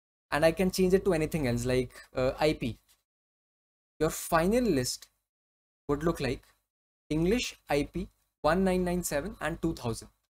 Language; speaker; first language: English; non-native, local second language; Hindi